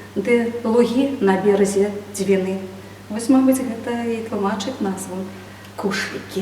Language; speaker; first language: Belarusian; native; Belarusian